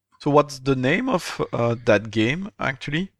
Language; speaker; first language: English; non-native, fluent; French